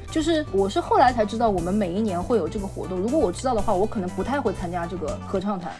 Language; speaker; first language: Chinese; native; Chinese